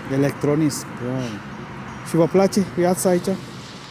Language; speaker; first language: Romanian; non-native, learner; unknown